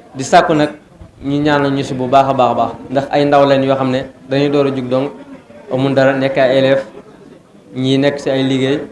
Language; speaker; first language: Wolof; native; Wolof